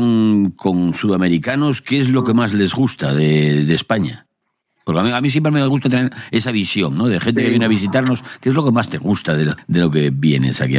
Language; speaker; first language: Spanish; native; Spanish